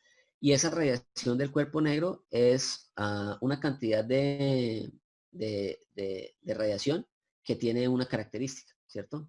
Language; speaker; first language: Spanish; native; Spanish